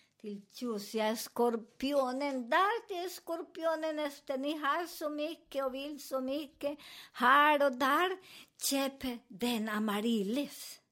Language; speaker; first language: Swedish; non-native, learner; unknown